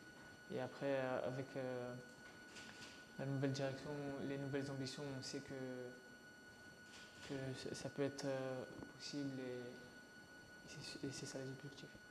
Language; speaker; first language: French; early bilingual, other home language; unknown